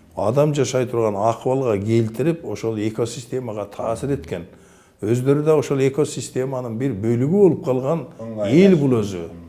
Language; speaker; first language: Kyrgyz; native; Kyrgyz